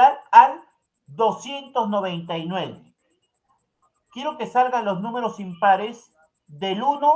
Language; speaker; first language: Spanish; native; Spanish